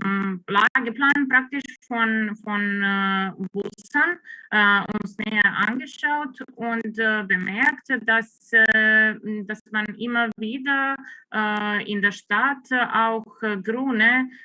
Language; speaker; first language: German; non-native, fluent; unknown